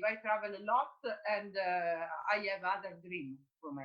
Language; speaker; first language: English; non-native, fluent; Italian